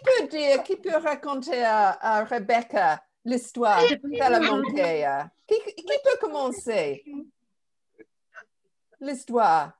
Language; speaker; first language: French; non-native, fluent; English